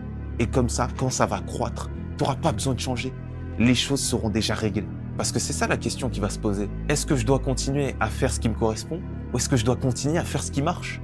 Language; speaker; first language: French; native; French